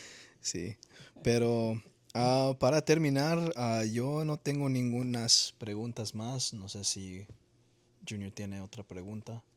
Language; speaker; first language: Spanish; early bilingual, heritage; Spanish